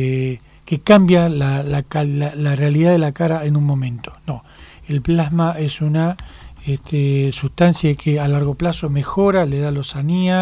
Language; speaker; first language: Spanish; native; Spanish